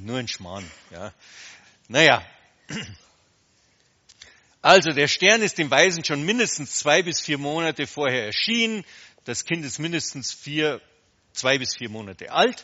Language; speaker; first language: German; native; German